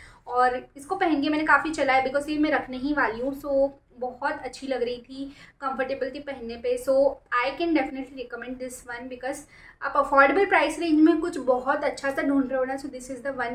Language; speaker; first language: Hindi; native; Hindi